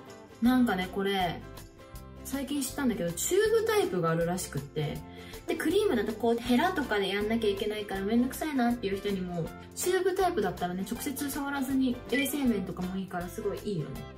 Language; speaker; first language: Japanese; native; Japanese